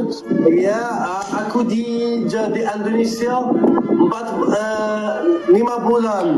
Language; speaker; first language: Indonesian; non-native, learner; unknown